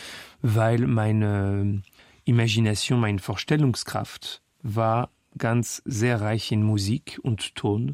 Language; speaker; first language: German; non-native, fluent; French